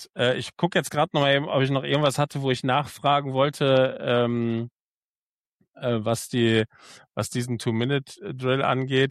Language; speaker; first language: German; native; German